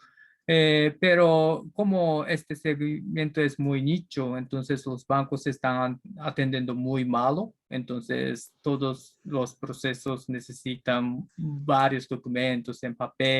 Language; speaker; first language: Spanish; non-native, learner; Japanese